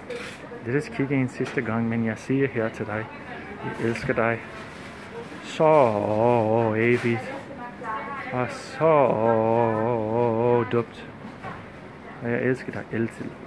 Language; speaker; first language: Danish; non-native, fluent; English